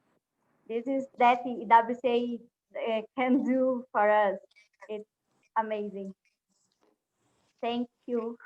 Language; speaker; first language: English; non-native, learner; Portuguese